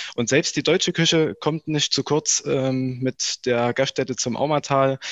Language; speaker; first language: German; native; German